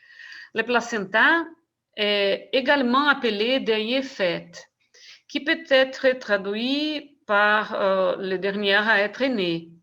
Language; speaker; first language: French; non-native, fluent; Portuguese